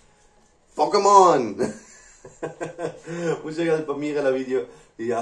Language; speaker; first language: Spanish; non-native, learner; English